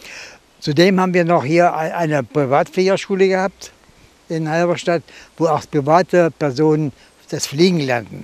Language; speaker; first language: German; native; German